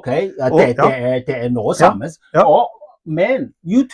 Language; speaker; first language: Norwegian; non-native, learner; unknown